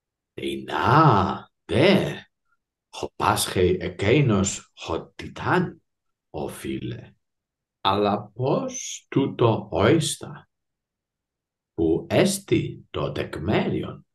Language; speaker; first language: Greek; non-native, fluent; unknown